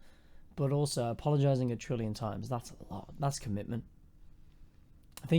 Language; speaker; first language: English; native; English